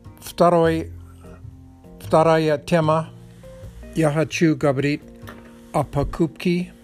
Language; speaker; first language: Russian; non-native, learner; English